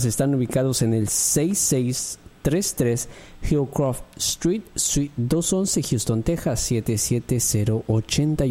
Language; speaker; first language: Spanish; native; Spanish